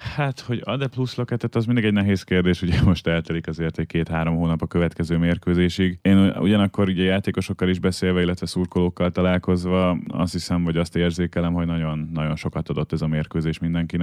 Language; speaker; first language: Hungarian; native; Hungarian